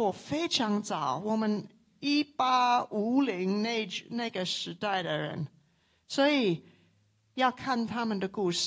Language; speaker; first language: Chinese; non-native, local second language; English